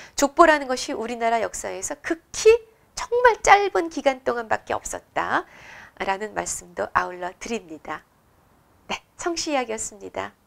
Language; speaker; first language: Korean; native; Korean